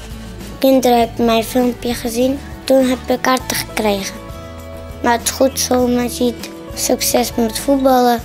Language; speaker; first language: Dutch; non-native, learner; Arabic